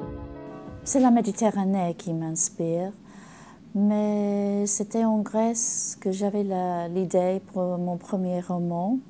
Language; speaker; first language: French; non-native, learner; English